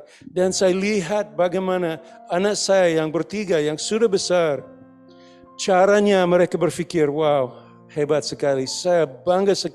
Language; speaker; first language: Indonesian; non-native, fluent; English